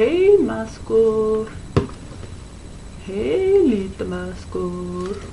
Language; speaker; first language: Swedish; non-native, learner; English